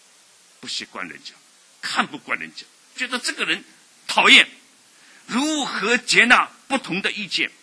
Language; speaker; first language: Chinese; native; Chinese